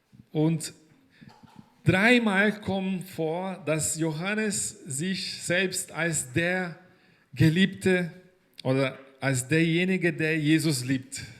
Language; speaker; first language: German; non-native, fluent; Portuguese